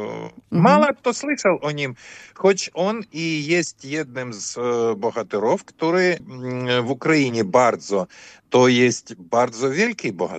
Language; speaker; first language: Polish; non-native, fluent; Ukrainian